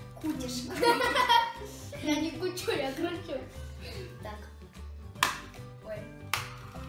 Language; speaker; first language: Russian; native; Russian